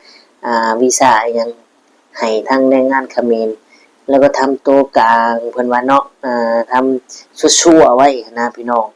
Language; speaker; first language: Thai; non-native, local second language; Northeastern Thai